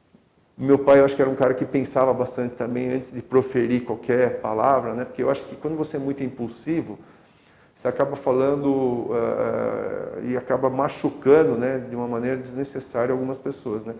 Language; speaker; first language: Portuguese; native; Portuguese